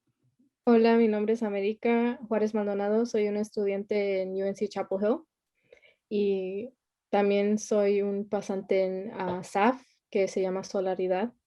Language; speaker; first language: Spanish; early bilingual, heritage; Spanish